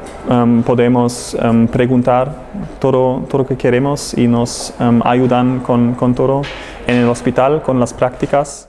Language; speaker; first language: Spanish; non-native, learner; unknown